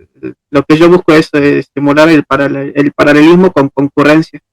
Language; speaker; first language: Spanish; native; Spanish